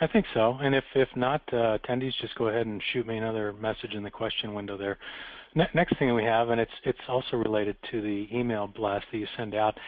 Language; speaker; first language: English; native; English